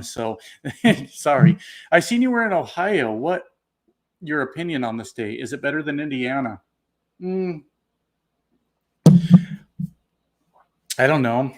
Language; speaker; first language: English; native; English